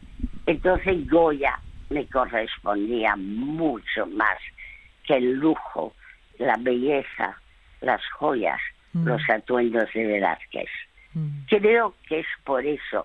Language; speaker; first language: Spanish; early bilingual, other home language; French